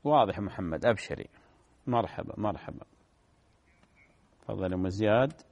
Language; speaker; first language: Arabic; native; Arabic